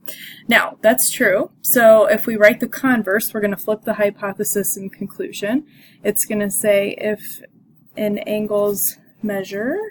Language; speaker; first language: English; native; English